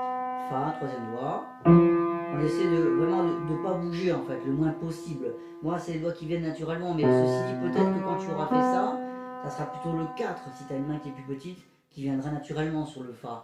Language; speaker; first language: French; native; French